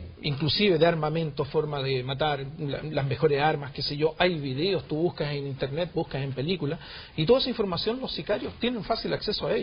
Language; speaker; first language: Spanish; native; Spanish